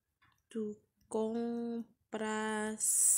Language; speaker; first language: Spanish; non-native, learner; English